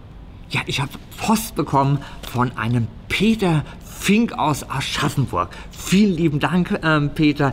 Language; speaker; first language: German; native; German